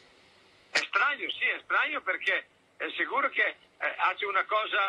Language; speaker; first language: Spanish; non-native, learner; Italian